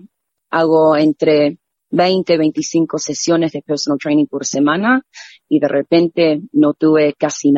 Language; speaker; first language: Spanish; native; Spanish